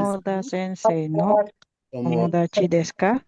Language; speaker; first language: Japanese; non-native, learner; Indonesian